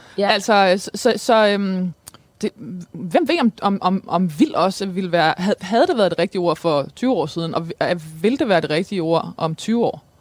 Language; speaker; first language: Danish; native; Danish